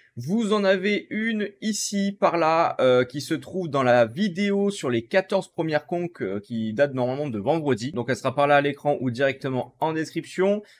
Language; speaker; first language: French; native; French